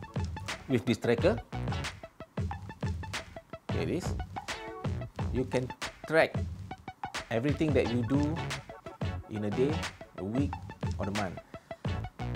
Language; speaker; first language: English; non-native, local second language; Malay